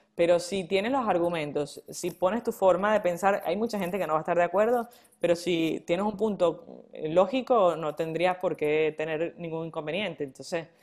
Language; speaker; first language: Spanish; native; Spanish